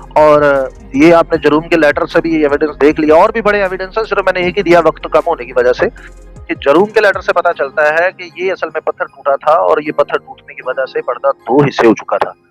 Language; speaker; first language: Urdu; non-native, local second language; Punjabi